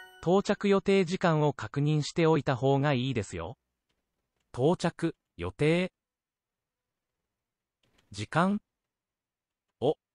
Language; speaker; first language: Japanese; non-native, learner; English